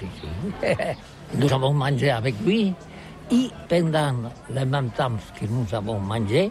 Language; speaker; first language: French; non-native, learner; Catalan